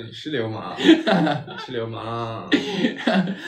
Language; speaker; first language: Chinese; native; Chinese